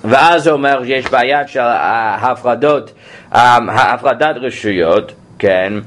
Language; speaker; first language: Hebrew; non-native, fluent; English